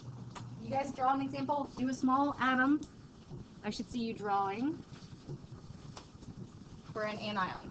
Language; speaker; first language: English; native; English